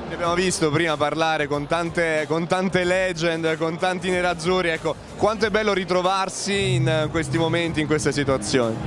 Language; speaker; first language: Italian; native; Italian